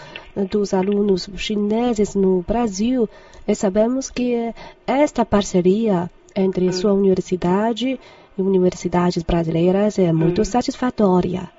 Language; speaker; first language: Portuguese; non-native, fluent; Chinese